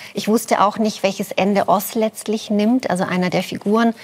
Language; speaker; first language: German; early bilingual, other home language; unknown